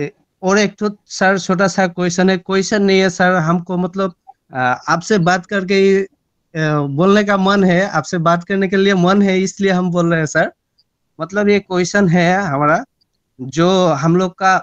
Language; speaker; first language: Hindi; non-native, local second language; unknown